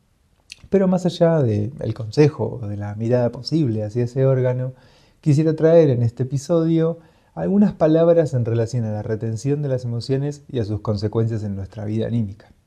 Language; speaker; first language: Spanish; native; Spanish